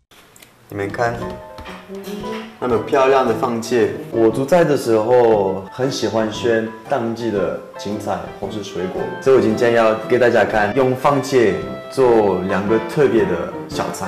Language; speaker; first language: Chinese; non-native, fluent; French